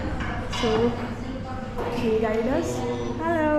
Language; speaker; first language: English; non-native, local second language; Hindi